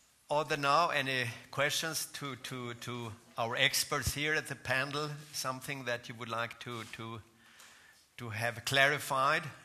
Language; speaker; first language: English; non-native, fluent; Swedish